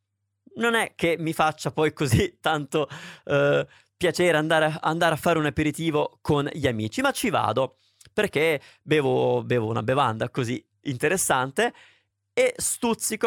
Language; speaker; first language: Italian; native; Italian